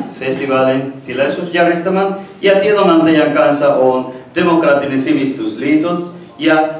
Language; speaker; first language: Finnish; non-native, fluent; Spanish